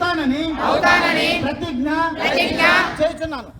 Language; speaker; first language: Telugu; native; Telugu